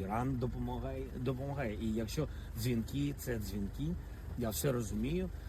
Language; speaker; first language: Ukrainian; non-native, local second language; Russian